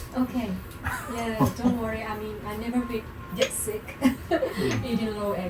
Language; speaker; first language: English; non-native, learner; Japanese